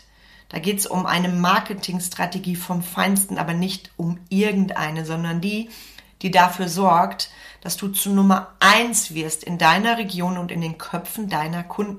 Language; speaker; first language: German; native; German